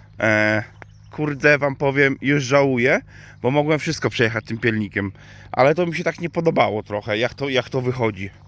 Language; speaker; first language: Polish; native; Polish